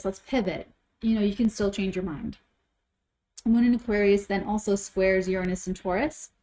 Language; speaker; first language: English; native; English